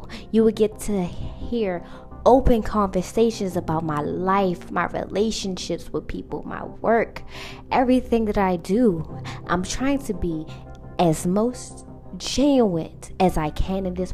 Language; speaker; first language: English; native; English